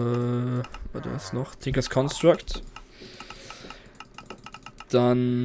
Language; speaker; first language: German; native; German